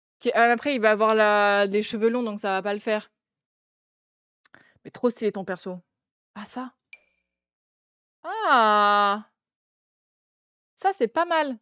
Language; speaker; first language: French; native; French